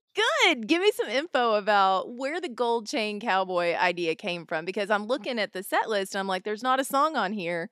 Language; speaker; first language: English; native; English